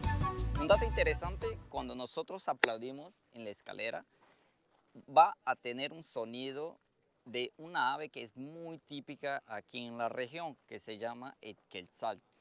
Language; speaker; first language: Spanish; non-native, fluent; Portuguese